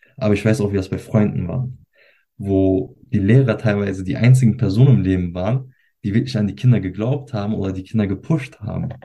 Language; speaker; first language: German; early bilingual, other home language; Turkish